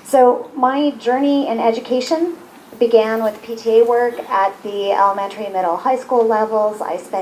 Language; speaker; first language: English; native; English